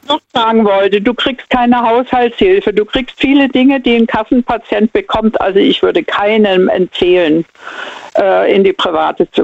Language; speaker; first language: German; native; German